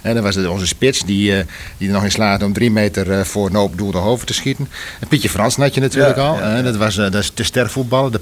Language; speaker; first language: Dutch; native; Dutch